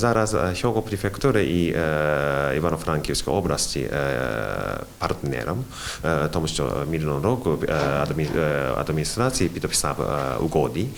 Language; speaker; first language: Ukrainian; non-native, learner; Japanese